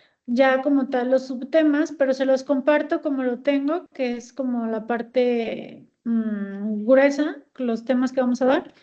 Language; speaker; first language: Spanish; native; Spanish